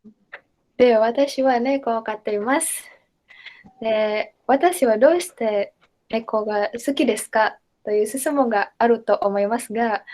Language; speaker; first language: Japanese; non-native, learner; Indonesian